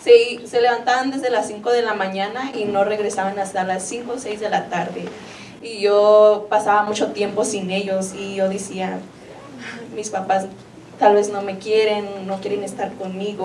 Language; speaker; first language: Spanish; early bilingual, heritage; Spanish